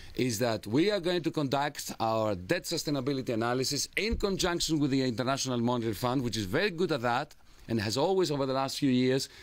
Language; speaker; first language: English; non-native, fluent; Greek